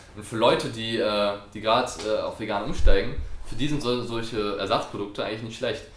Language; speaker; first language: German; non-native, fluent; French